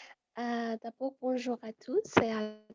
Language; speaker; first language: French; non-native, fluent; Persian